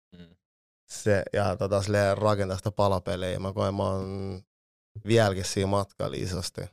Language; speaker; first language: Finnish; early bilingual, other home language; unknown